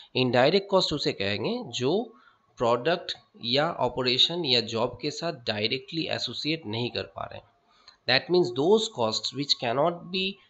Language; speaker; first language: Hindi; non-native, local second language; Bangla